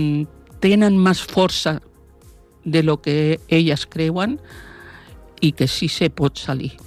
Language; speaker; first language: Catalan; non-native, local second language; Spanish